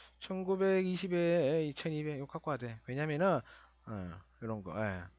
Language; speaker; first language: Korean; native; Korean